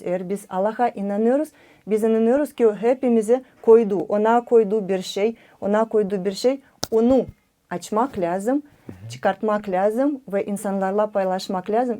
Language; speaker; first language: Turkish; non-native, learner; Russian